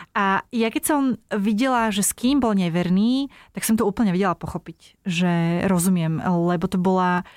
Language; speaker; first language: Slovak; native; Slovak